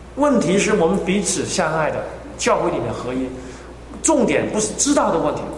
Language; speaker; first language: Chinese; non-native, fluent; Cantonese